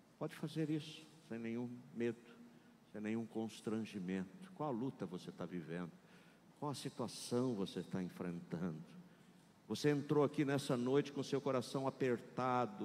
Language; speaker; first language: Portuguese; native; Portuguese